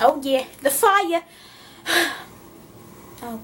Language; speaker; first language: English; native; English